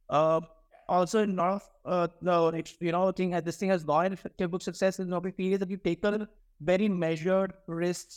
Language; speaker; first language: English; non-native, local second language; Hindi